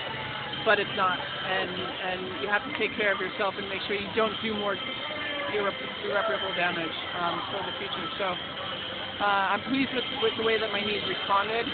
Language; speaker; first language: English; native; English